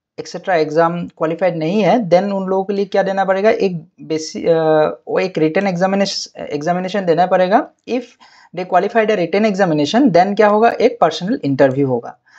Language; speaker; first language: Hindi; non-native, local second language; Assamese